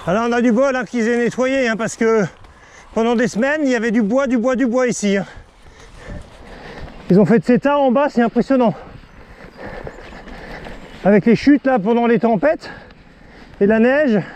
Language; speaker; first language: French; native; French